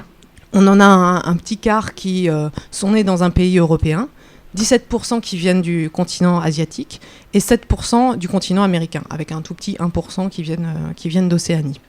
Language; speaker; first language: French; native; French